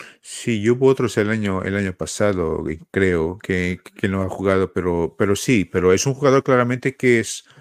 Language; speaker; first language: Spanish; non-native, fluent; Portuguese